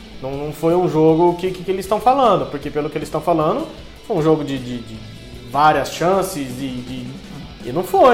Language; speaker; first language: Portuguese; native; Portuguese